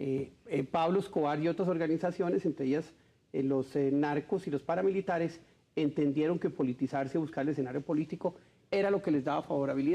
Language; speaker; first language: Spanish; native; Spanish